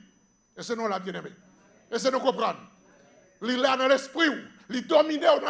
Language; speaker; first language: French; non-native, local second language; Haitian Creole